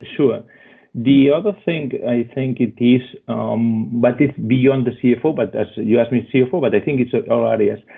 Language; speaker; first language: English; non-native, fluent; Spanish